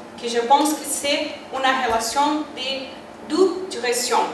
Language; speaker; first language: French; non-native, learner; Portuguese